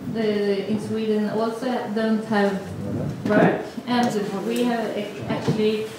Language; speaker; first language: English; non-native, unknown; Swedish